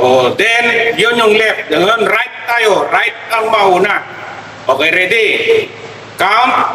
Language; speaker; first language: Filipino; native; Filipino